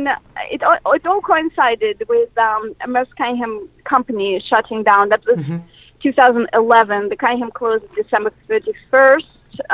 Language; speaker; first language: English; non-native, fluent; Russian